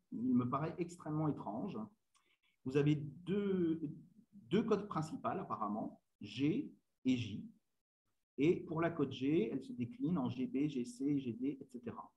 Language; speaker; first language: French; native; French